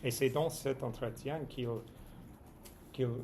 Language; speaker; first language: French; non-native, fluent; English